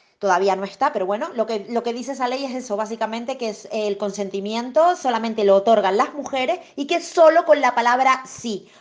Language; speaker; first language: Spanish; native; Spanish